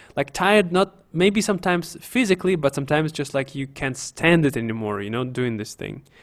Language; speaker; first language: English; non-native, fluent; Russian